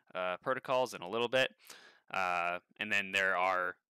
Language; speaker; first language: English; native; English